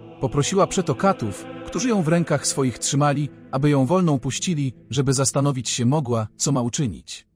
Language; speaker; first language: Polish; native; Polish